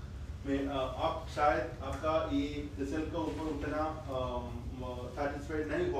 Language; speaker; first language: Hindi; non-native, fluent; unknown